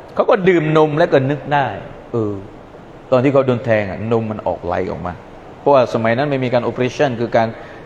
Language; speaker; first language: Thai; non-native, local second language; Malay